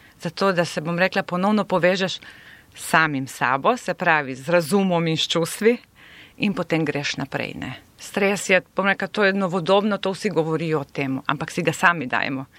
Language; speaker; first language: Slovenian; non-native, local second language; Serbian